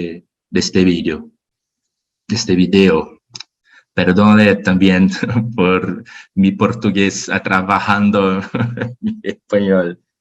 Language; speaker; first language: Spanish; non-native, learner; Portuguese